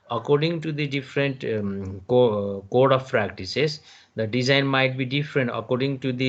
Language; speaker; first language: English; non-native, local second language; Nepali